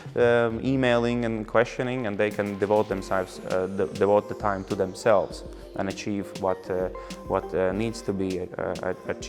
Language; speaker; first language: English; non-native, fluent; Latvian